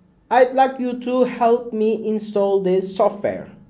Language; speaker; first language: English; non-native, fluent; Turkish